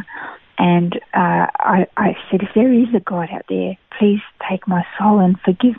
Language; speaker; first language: English; native; English